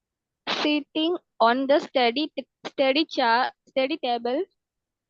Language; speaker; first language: English; non-native, learner; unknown